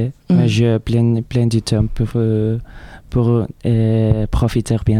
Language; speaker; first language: French; non-native, learner; Spanish